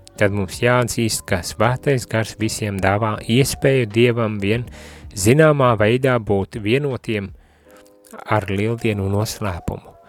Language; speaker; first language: Latvian; native; Latvian